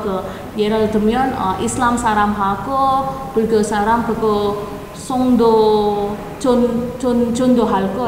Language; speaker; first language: Korean; non-native, learner; Indonesian